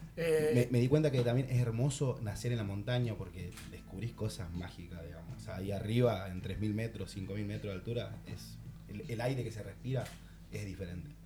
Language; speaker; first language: Spanish; native; Spanish